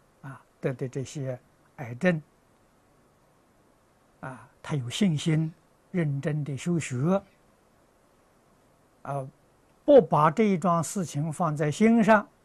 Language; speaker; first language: Chinese; native; Chinese